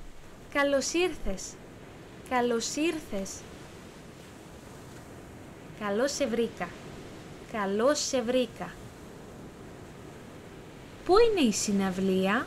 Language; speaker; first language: Greek; non-native, fluent; Turkish